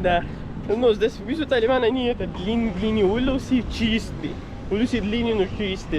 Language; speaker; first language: Russian; non-native, learner; Pashto